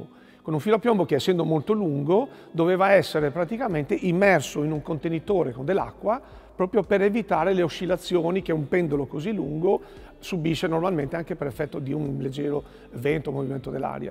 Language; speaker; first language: Italian; native; Italian